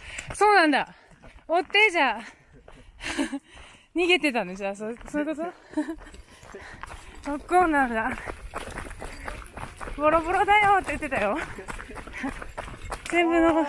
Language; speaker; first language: Japanese; native; Japanese